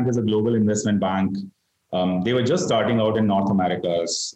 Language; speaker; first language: English; non-native, local second language; Gujarati